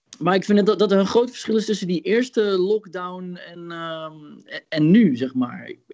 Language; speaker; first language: Dutch; early bilingual, other home language; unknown